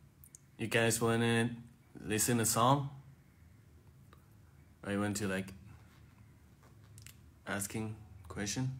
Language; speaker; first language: English; non-native, fluent; Thai